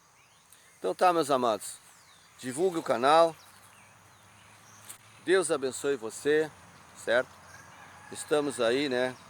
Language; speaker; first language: Portuguese; native; Portuguese